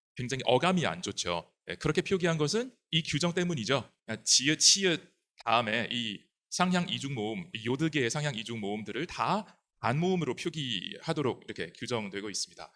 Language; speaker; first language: Korean; non-native, fluent; Chinese